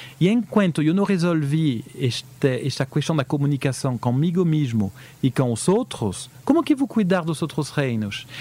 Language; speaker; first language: Portuguese; early bilingual, heritage; Portuguese